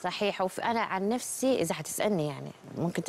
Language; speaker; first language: Arabic; native; Arabic